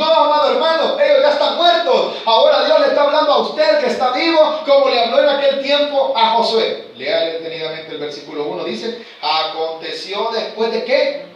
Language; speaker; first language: Spanish; native; Spanish